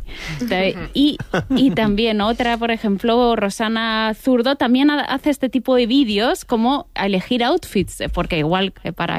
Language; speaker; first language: Spanish; native; Spanish